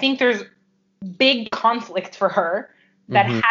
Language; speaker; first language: English; native; English